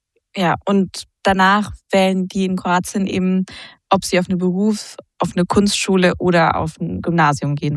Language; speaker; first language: German; native; German